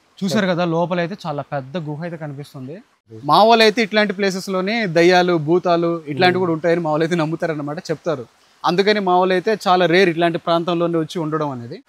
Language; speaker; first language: Telugu; non-native, local second language; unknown